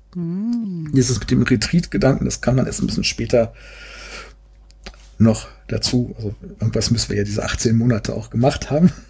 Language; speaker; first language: German; native; German